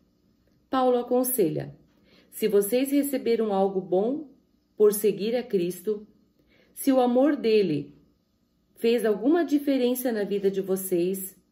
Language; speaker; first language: Portuguese; native; Portuguese